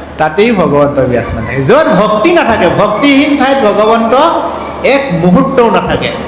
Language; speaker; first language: Assamese; native; Assamese